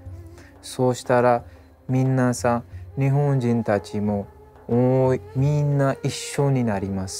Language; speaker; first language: Japanese; non-native, learner; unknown